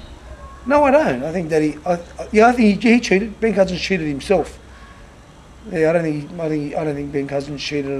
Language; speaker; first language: English; native; English